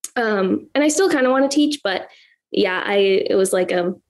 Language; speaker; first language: English; native; English